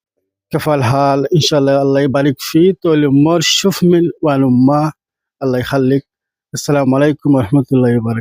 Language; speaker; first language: Arabic; non-native, learner; Bangla